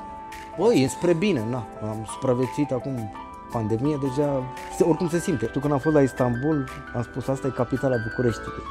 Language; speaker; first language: Romanian; native; Romanian